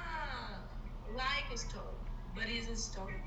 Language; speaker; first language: English; non-native, learner; Portuguese